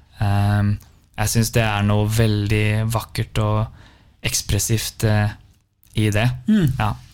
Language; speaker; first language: Norwegian; native; Norwegian